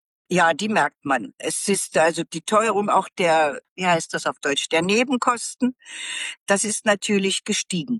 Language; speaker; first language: German; native; German